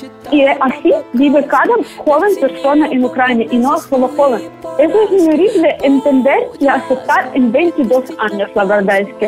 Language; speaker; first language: Spanish; non-native, learner; Ukrainian